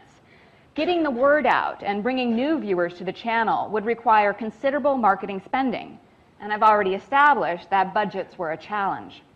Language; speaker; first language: English; native; English